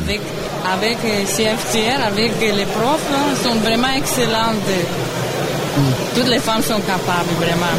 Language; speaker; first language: French; non-native, learner; Russian